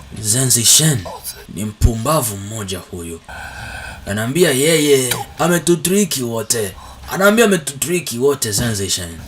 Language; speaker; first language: Swahili; native; Swahili